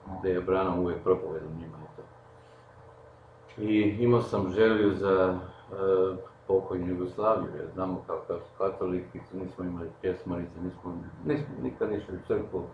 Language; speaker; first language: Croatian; non-native, local second language; Slovenian